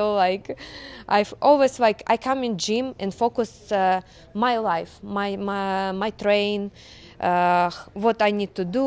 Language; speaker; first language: English; non-native, learner; Ukrainian